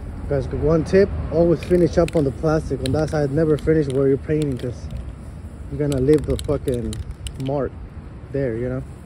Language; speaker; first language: English; early bilingual, other home language; Spanish